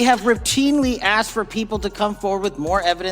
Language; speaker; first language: English; native; English